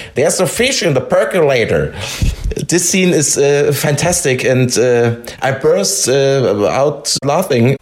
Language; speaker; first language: English; non-native, fluent; German